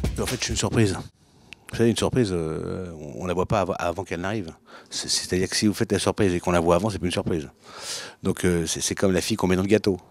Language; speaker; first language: French; native; French